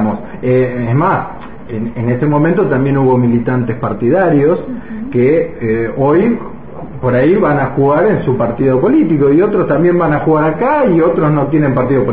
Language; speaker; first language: Spanish; native; Spanish